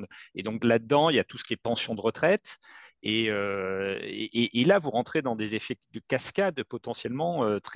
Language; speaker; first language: French; native; French